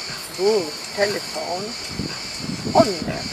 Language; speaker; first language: Turkish; non-native, learner; English